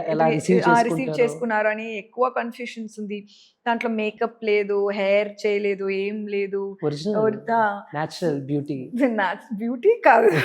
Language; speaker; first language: Telugu; non-native, learner; Tamil